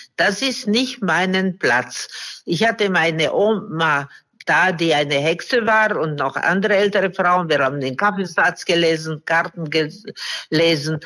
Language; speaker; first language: German; non-native, fluent; Romanian